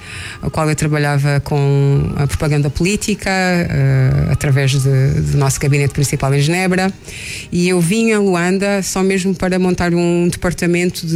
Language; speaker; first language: Portuguese; non-native, local second language; Kabuverdianu